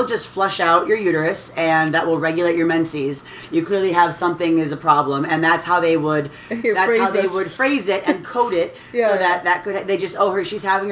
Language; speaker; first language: English; native; English